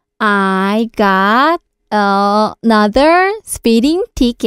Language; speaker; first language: English; non-native, learner; Korean